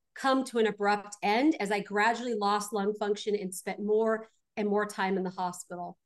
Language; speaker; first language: English; native; English